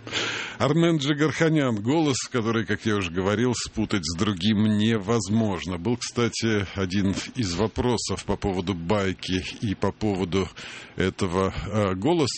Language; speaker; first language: Russian; native; Russian